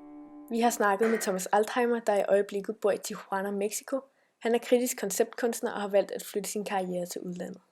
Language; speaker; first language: Danish; native; Danish